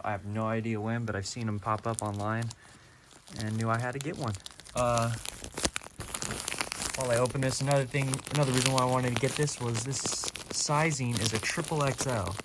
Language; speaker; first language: English; native; English